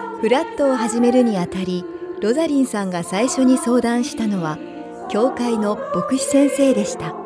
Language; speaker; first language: Japanese; native; Japanese